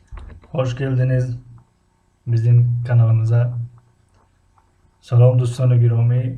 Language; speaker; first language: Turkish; non-native, fluent; Tajik